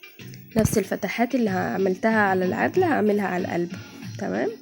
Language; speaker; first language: Arabic; native; Arabic